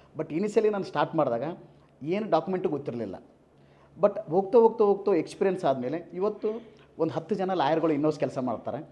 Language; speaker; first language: Kannada; native; Kannada